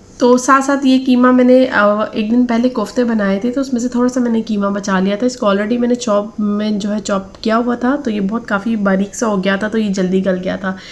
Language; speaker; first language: Urdu; native; Urdu